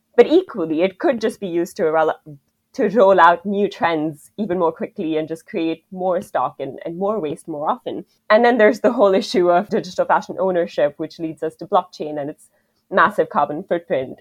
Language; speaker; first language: English; non-native, local second language; Hindi